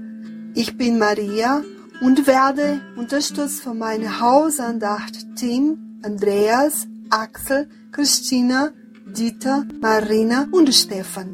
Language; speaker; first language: German; non-native, fluent; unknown